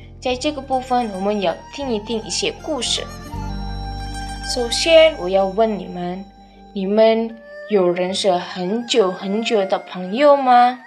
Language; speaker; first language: Chinese; non-native, fluent; Indonesian